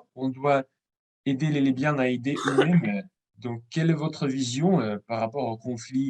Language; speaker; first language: French; non-native, fluent; Russian